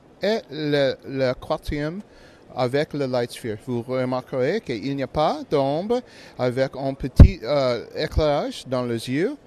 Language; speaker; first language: French; non-native, learner; English